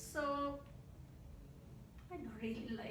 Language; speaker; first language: English; non-native, learner; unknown